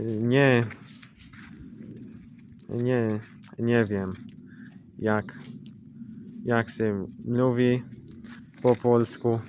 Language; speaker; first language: Polish; non-native, learner; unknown